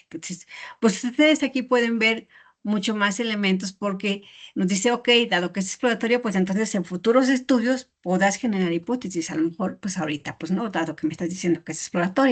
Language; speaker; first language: Spanish; native; Spanish